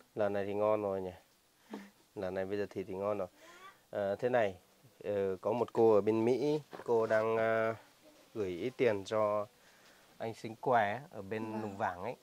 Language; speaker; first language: Vietnamese; non-native, local second language; Hmong